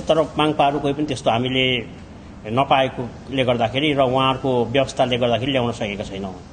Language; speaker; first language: Nepali; native; Nepali